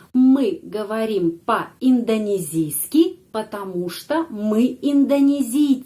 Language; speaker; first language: Russian; non-native, fluent; Indonesian